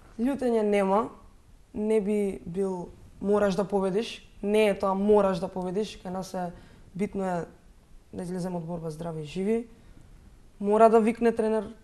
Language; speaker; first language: Macedonian; native; Macedonian